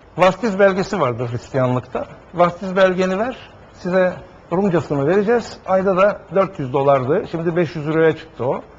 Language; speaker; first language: Turkish; native; Turkish